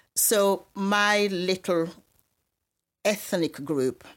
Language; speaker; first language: English; non-native, local second language; Krio